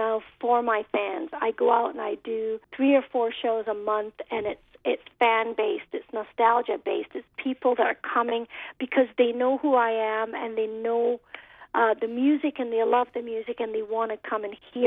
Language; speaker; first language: English; native; English